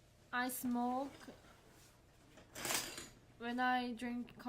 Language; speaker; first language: English; non-native, learner; Korean